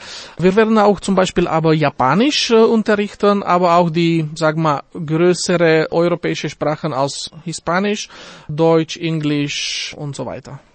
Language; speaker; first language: German; non-native, fluent; Slovak